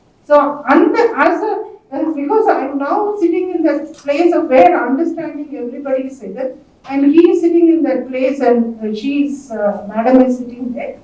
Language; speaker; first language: English; non-native, local second language; Tamil